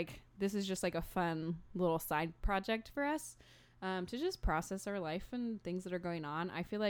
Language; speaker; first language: English; native; English